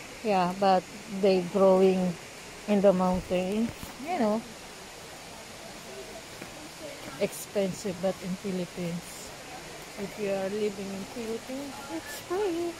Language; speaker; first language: English; non-native, learner; Filipino